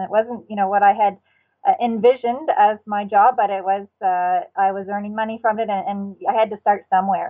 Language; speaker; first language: English; native; English